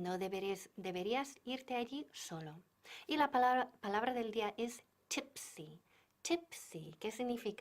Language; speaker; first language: Spanish; non-native, fluent; English